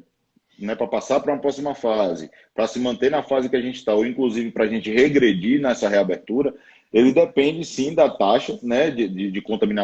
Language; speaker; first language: Portuguese; native; Portuguese